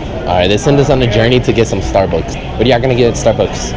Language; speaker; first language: English; early bilingual, other home language; Spanish